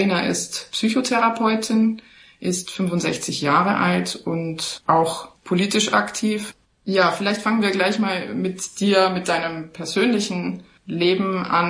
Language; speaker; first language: German; native; German